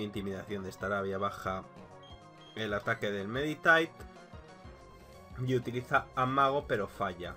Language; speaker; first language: Spanish; native; Spanish